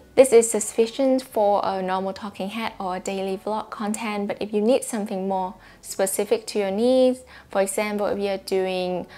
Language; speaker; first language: English; non-native, fluent; Vietnamese